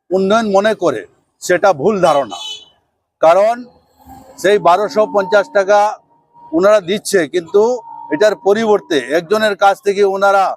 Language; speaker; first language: Bangla; native; Bangla